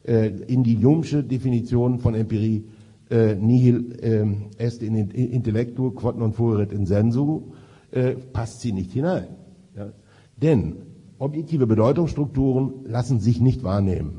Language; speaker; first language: German; native; German